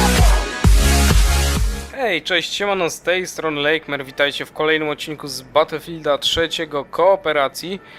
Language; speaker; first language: Polish; native; Polish